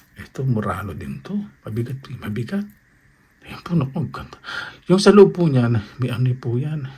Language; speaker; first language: Filipino; native; Filipino